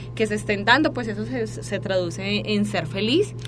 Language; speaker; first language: Spanish; native; Spanish